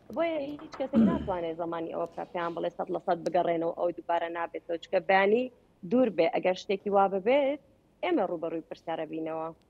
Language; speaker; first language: Central Kurdish; non-native, local second language; Kurdish